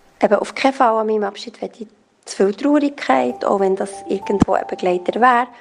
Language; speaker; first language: German; native; German